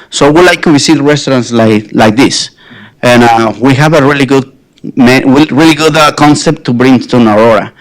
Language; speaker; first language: English; non-native, fluent; Spanish